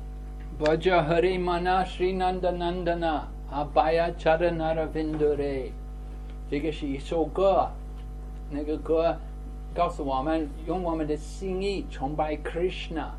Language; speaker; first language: Chinese; non-native, fluent; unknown